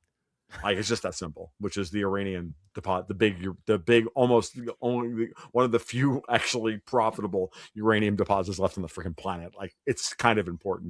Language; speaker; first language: English; native; English